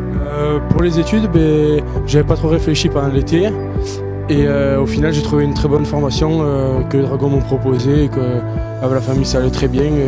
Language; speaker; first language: French; native; French